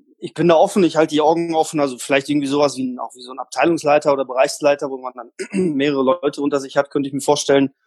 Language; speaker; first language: German; early bilingual, other home language; Polish